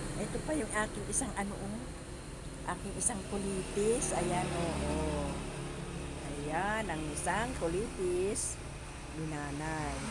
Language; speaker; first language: Filipino; non-native, local second language; Iloko